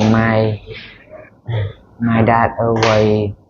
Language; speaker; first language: English; non-native, learner; Vietnamese